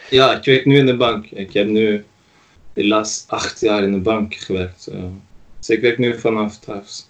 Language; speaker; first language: Dutch; non-native, fluent; Norwegian